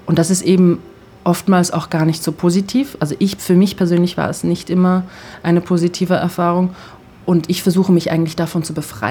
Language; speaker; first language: German; early bilingual, other home language; Turkish